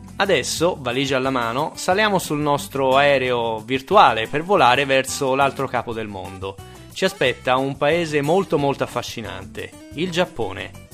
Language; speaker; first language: Italian; native; Italian